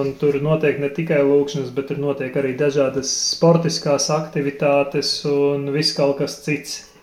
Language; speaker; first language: Latvian; native; Latvian